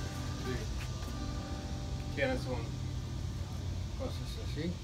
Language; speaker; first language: Spanish; non-native, learner; English